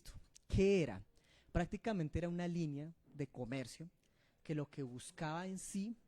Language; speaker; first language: Spanish; native; Spanish